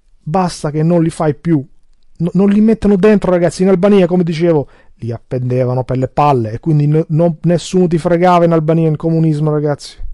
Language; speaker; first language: Italian; early bilingual, other home language; Albanian